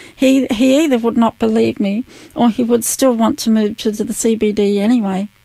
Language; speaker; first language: English; native; English